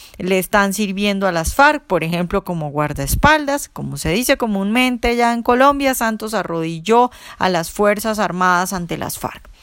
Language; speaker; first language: Spanish; native; Spanish